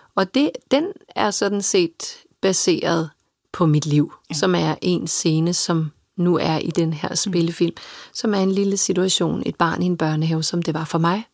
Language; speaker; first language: Danish; early bilingual, other home language; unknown